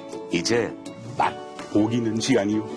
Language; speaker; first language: Korean; non-native, learner; English